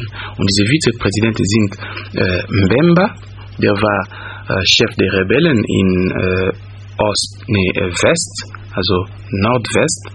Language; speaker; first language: German; non-native, fluent; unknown